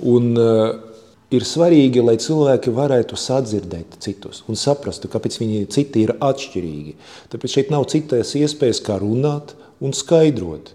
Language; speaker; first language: Latvian; non-native, local second language; Russian